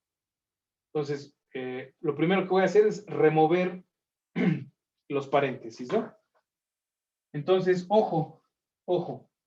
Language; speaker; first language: Spanish; native; Spanish